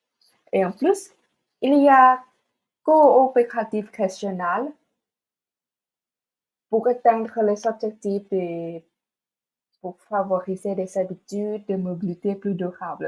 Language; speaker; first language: French; non-native, fluent; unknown